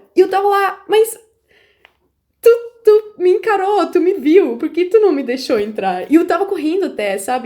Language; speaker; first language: Portuguese; non-native, fluent; German